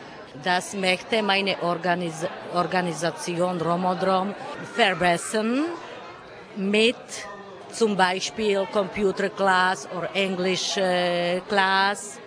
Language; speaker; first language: German; non-native, fluent; Czech